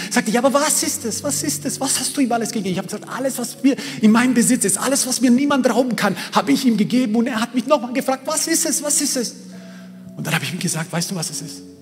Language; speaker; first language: German; early bilingual, other home language; Croatian